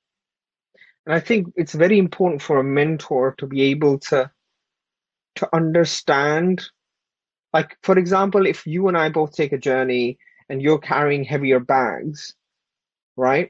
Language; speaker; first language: English; non-native, local second language; Urdu